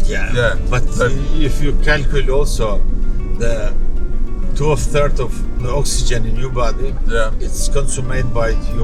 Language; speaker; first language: English; non-native, learner; Albanian